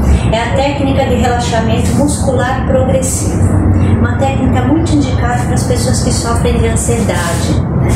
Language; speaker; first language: Portuguese; native; Portuguese